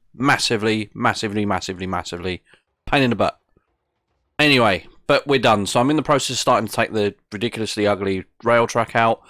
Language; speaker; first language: English; native; English